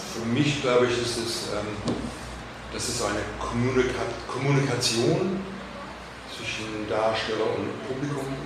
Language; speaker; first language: German; non-native, fluent; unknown